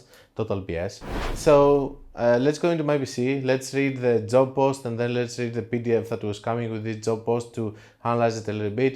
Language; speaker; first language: English; non-native, fluent; Greek